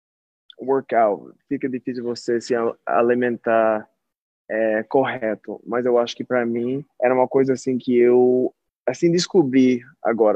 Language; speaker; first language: Portuguese; early bilingual, heritage; Portuguese